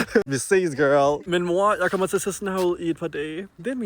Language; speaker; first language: Danish; early bilingual, other home language; Turkish